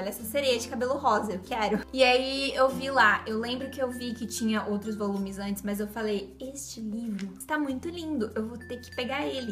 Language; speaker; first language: Portuguese; native; Portuguese